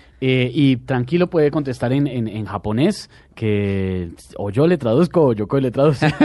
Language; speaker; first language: Spanish; native; Spanish